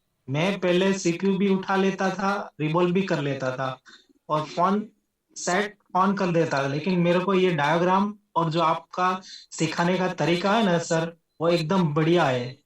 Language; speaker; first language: Hindi; native; Hindi